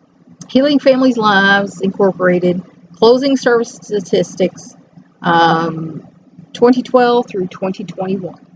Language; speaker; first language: English; native; English